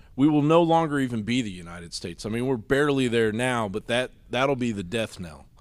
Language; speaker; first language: English; native; English